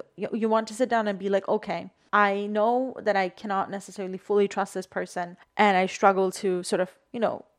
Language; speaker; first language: English; non-native, local second language; Bangla